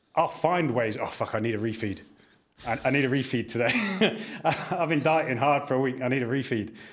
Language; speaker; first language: English; native; English